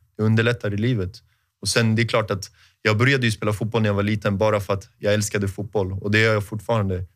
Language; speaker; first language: Swedish; native; Swedish